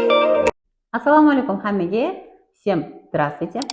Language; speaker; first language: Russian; non-native, local second language; Kara-Kalpak